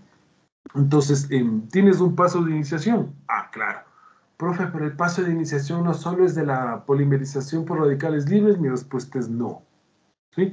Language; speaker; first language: Spanish; native; Spanish